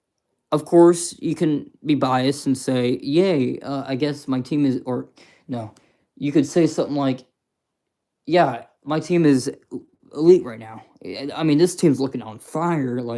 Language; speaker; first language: English; native; English